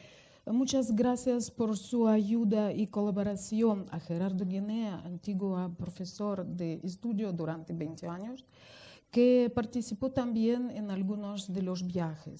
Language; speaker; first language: Spanish; non-native, fluent; Russian